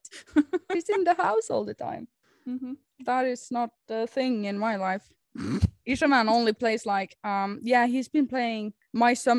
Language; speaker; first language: English; non-native, fluent; Norwegian